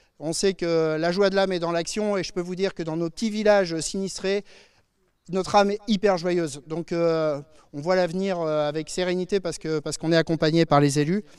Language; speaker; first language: French; native; French